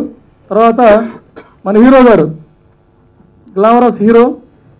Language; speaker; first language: Telugu; native; Telugu